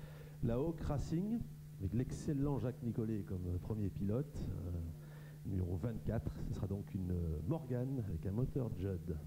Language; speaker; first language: French; native; French